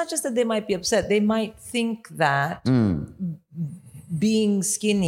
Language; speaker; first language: English; non-native, local second language; Hindi